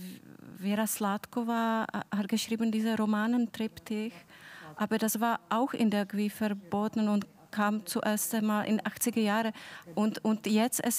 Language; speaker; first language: German; non-native, fluent; Czech